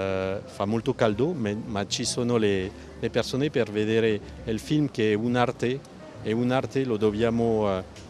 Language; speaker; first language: Italian; non-native, fluent; French